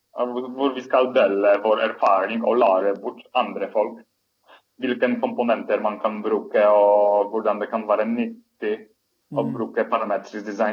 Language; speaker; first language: Swedish; non-native, fluent; Polish